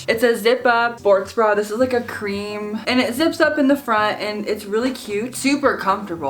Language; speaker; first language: English; native; English